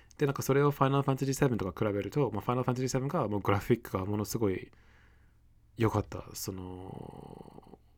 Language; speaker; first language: Japanese; non-native, fluent; English